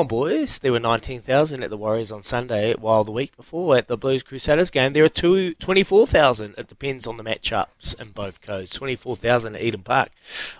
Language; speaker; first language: English; native; English